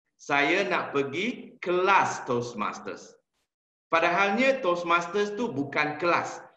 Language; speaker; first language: Malay; non-native, local second language; Chinese